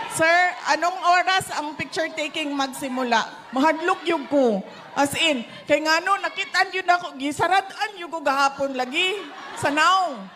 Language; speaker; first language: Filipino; non-native, local second language; Cebuano